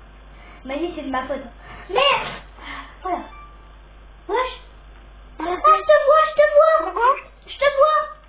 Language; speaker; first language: French; native; French